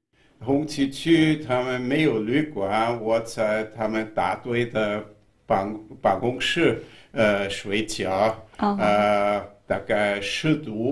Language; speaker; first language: Chinese; non-native, fluent; German